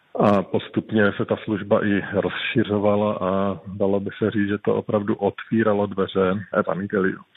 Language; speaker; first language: Czech; native; Czech